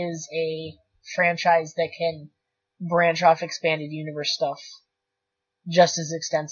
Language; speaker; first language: English; native; English